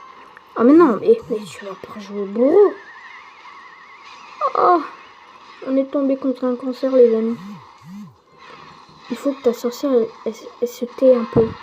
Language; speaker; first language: French; native; French